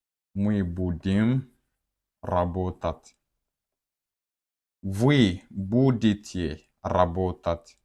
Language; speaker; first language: Russian; non-native, fluent; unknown